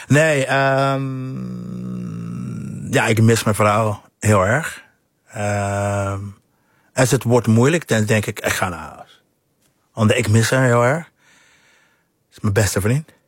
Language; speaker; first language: Dutch; non-native, fluent; English